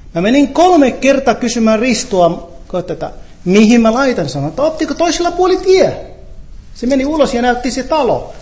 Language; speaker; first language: Finnish; non-native, fluent; Arabic